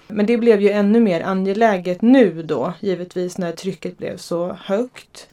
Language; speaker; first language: Swedish; native; Swedish